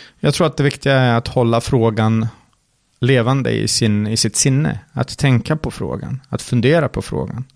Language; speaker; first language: Swedish; early bilingual, other home language; Serbian